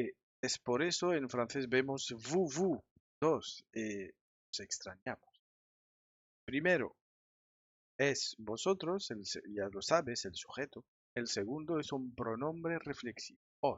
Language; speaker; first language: Spanish; non-native, fluent; French